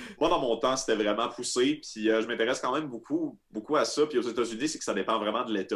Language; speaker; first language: French; native; French